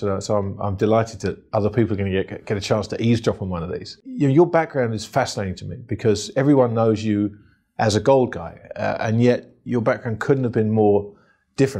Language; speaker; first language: English; native; English